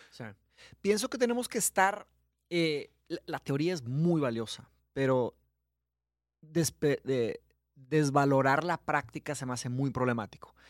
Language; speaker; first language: Spanish; early bilingual, other home language; Portuguese